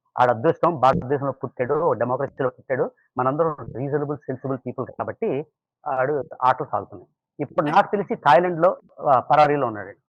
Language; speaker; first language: Telugu; native; Telugu